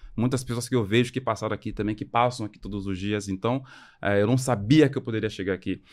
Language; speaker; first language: Portuguese; early bilingual, other home language; French